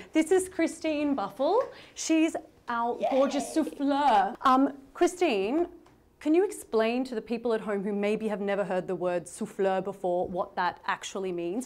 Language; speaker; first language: English; native; English